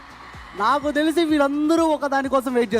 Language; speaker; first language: Telugu; native; Telugu